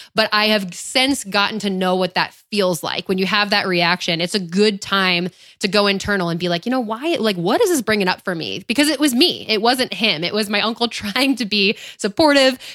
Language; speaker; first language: English; native; English